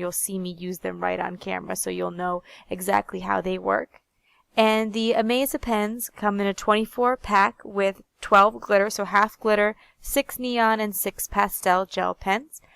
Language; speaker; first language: English; native; English